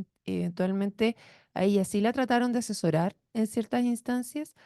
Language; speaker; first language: Spanish; native; Spanish